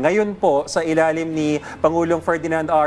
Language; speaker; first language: Filipino; native; Filipino